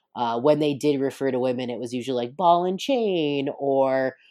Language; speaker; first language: English; native; English